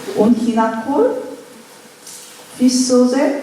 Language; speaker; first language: German; non-native, learner; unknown